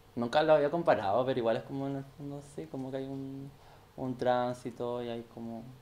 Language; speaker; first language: Spanish; native; Spanish